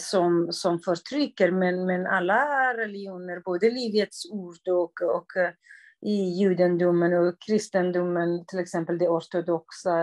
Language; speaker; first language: Swedish; non-native, fluent; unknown